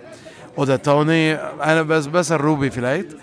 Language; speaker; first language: German; non-native, fluent; Italian